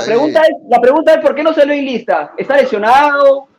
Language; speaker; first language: Spanish; native; Spanish